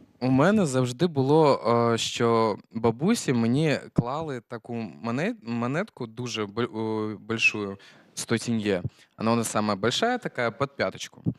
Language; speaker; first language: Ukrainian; early bilingual, heritage; Russian